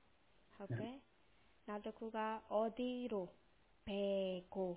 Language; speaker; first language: Korean; non-native, local second language; Burmese